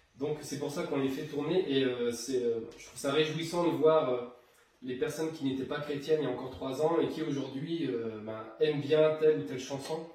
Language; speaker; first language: French; native; French